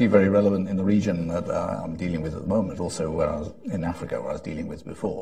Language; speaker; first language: English; native; English